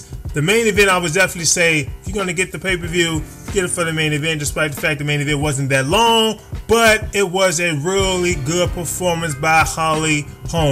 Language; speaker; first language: English; native; English